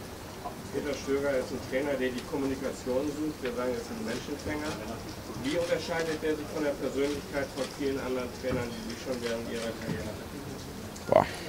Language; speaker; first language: German; native; German